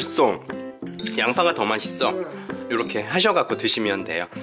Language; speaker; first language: Korean; native; Korean